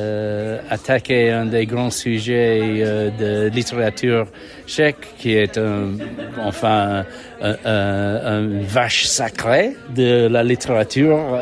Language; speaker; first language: French; non-native, fluent; English